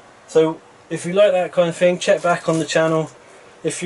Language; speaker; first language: English; native; English